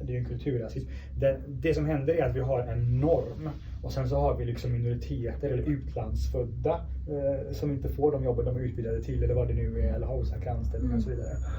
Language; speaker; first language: Swedish; early bilingual, other home language; Persian